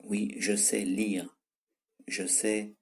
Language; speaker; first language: French; non-native, fluent; Tibetan